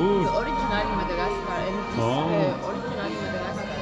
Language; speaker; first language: English; non-native, learner; Malagasy